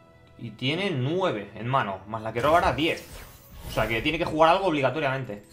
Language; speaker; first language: Spanish; native; Spanish